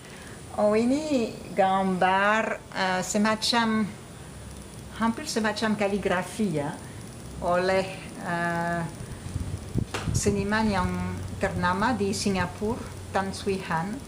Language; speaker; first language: Indonesian; non-native, fluent; French